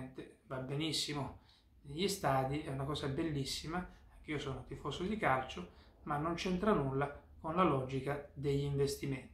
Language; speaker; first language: Italian; native; Italian